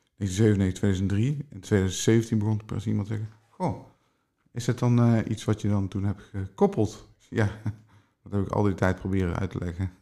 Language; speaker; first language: Dutch; native; Dutch